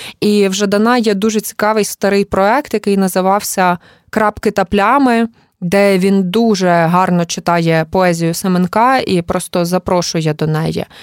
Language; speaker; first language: Ukrainian; native; Ukrainian